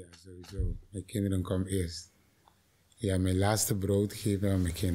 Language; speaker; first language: Dutch; non-native, learner; Papiamento